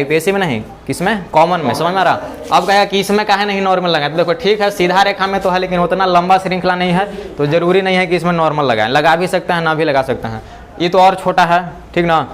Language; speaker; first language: Hindi; native; Hindi